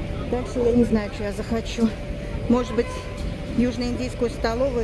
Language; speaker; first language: Russian; native; Russian